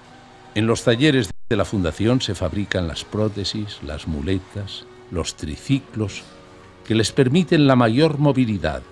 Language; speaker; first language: Spanish; native; Spanish